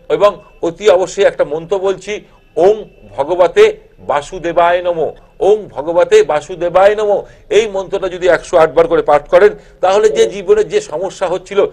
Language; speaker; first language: Bangla; native; Bangla